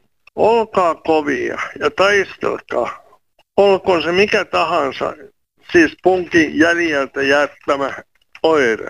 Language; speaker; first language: Finnish; native; Finnish